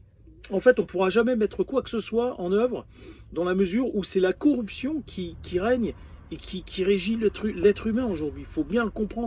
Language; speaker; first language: French; native; French